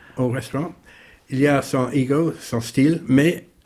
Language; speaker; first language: French; non-native, learner; English